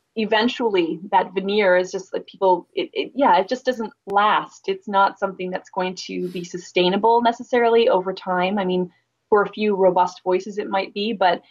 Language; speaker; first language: English; native; English